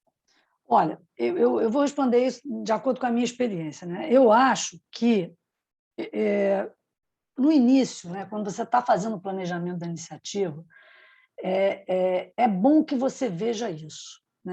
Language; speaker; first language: Portuguese; native; Portuguese